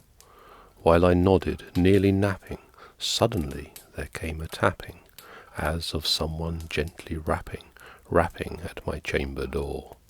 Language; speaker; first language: English; native; English